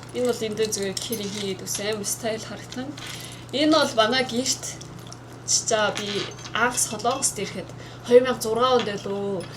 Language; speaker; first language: Mongolian; early bilingual, heritage; Mongolian